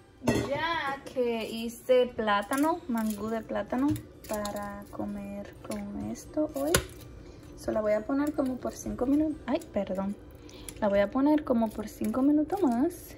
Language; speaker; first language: Spanish; early bilingual, heritage; Spanish